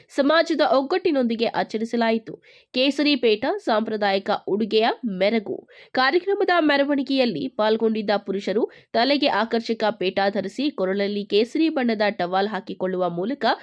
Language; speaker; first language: Kannada; native; Kannada